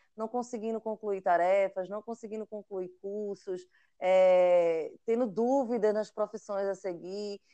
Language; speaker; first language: Portuguese; native; Portuguese